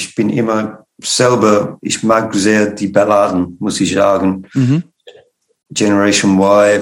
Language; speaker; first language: German; non-native, fluent; English